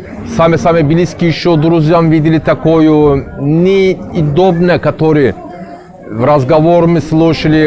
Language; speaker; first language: Russian; non-native, learner; Turkish